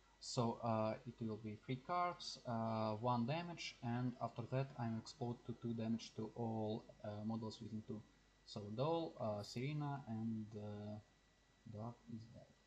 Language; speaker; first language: English; non-native, learner; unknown